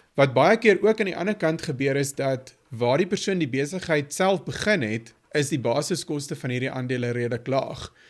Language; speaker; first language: Afrikaans; native; Afrikaans